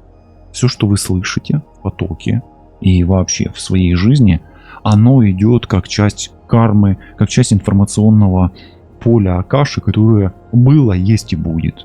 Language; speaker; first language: Russian; non-native, local second language; Ukrainian